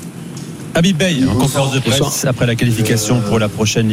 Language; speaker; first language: French; native; French